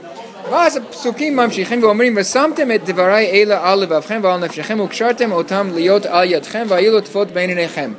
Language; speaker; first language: Hebrew; non-native, fluent; English